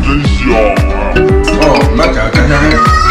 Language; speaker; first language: Chinese; non-native, local second language; Min Nan Chinese